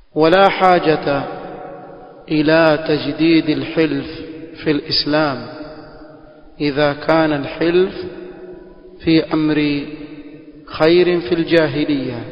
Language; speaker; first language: Arabic; non-native, fluent; Swahili